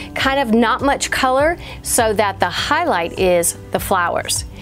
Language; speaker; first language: English; native; English